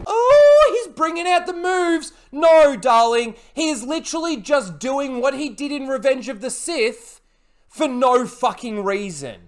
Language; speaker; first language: English; native; English